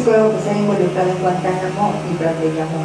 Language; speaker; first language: Spanish; native; Spanish